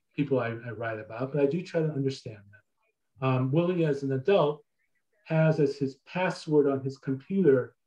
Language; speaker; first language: English; native; English